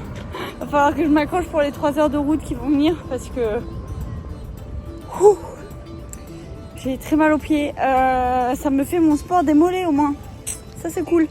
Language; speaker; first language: French; native; French